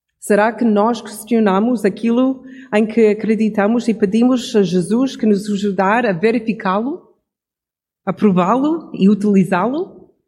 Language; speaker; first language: Portuguese; non-native, fluent; English